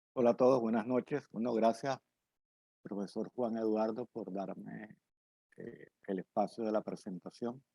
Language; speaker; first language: Spanish; native; Spanish